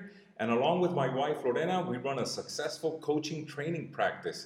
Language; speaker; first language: English; non-native, fluent; Spanish